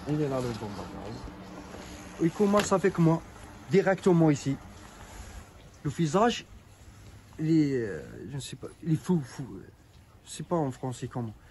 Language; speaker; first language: French; non-native, learner; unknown